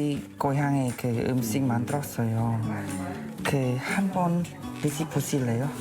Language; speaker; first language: Korean; non-native, learner; Khmer